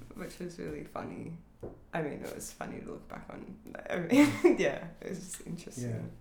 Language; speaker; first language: English; native; English